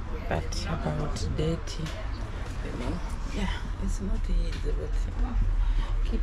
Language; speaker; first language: English; non-native, learner; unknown